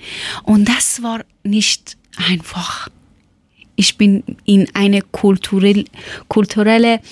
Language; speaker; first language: German; non-native, learner; Persian